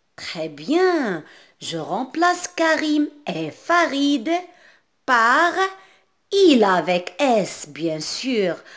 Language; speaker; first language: French; non-native, local second language; Arabic